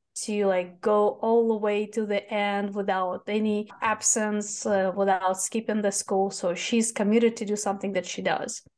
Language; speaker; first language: English; non-native, fluent; Russian